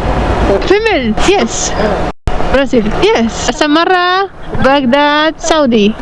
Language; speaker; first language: English; non-native, learner; Arabic